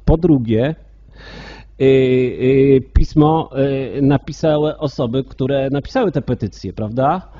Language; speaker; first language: Polish; native; Polish